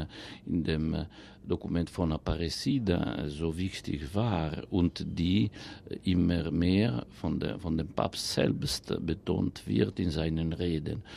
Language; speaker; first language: German; non-native, fluent; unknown